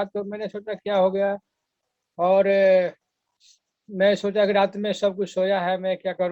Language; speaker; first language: Hindi; non-native, local second language; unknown